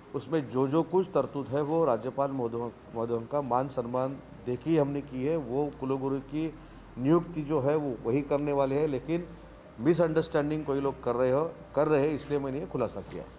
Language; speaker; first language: Hindi; non-native, local second language; Marathi